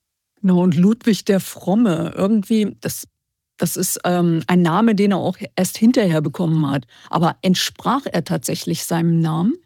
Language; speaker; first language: German; native; German